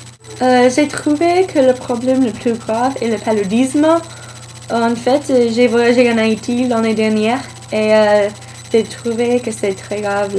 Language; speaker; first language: French; non-native, learner; English